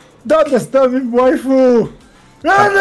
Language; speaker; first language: Spanish; native; Spanish